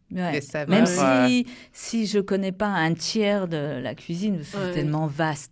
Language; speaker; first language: French; native; French